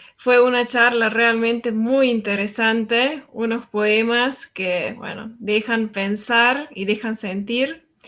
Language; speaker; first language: Spanish; non-native, fluent; Slovenian